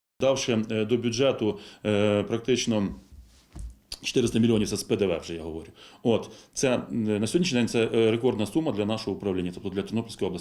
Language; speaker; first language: Ukrainian; native; Ukrainian